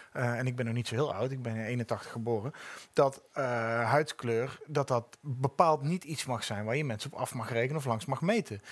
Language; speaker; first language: Dutch; native; Dutch